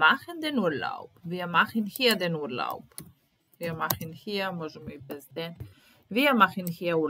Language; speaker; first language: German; non-native, fluent; Serbian